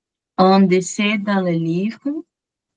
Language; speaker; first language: French; non-native, learner; Portuguese